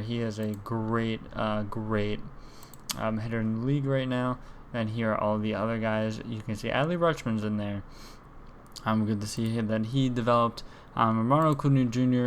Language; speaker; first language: English; native; English